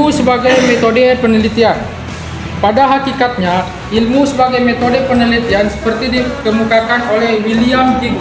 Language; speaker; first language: Indonesian; non-native, local second language; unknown